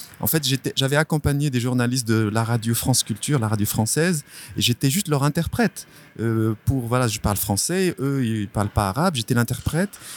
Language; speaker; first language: French; non-native, local second language; Arabic